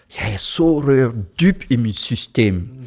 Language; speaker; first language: Danish; non-native, fluent; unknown